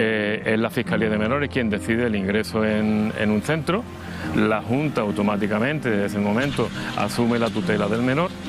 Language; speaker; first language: Spanish; native; Spanish